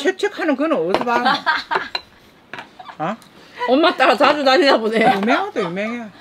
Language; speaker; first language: Korean; native; Korean